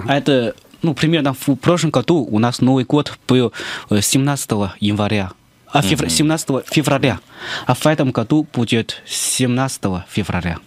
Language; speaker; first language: Russian; non-native, fluent; Chinese